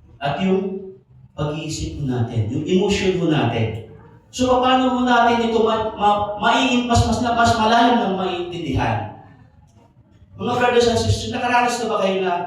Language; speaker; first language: Filipino; non-native, local second language; Bikol